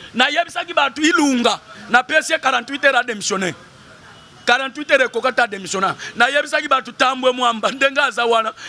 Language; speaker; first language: Lingala; non-native, local second language; Kituba (Democratic Republic of Congo)